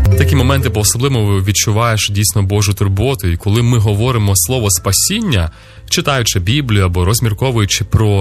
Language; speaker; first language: Ukrainian; native; Ukrainian